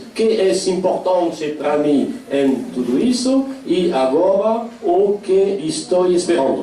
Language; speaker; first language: Portuguese; non-native, fluent; French